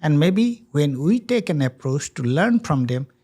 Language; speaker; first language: English; non-native, local second language; Assamese